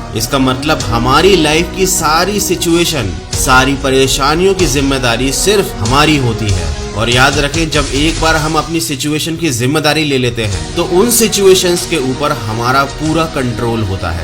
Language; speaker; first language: Hindi; native; Hindi